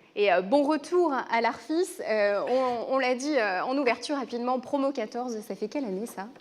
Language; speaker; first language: French; native; French